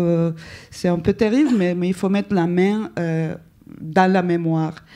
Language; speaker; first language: French; non-native, fluent; Spanish